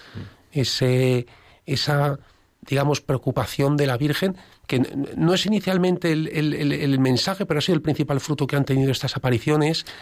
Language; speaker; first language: Spanish; native; Spanish